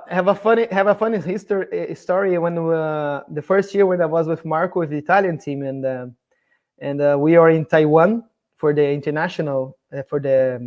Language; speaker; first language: English; non-native, fluent; Portuguese